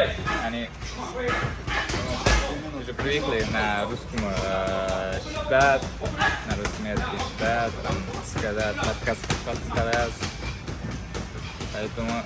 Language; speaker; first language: Russian; non-native, fluent; Uzbek